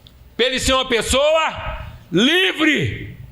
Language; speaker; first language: Portuguese; native; Portuguese